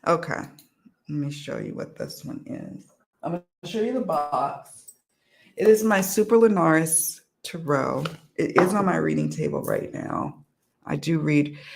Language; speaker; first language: English; native; English